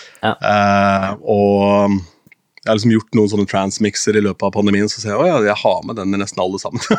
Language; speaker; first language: Norwegian; native; Norwegian